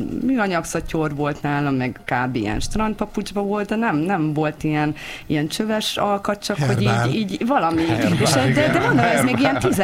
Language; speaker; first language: Hungarian; native; Hungarian